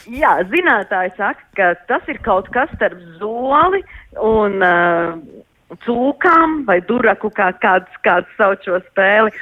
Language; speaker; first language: Latvian; native; Latvian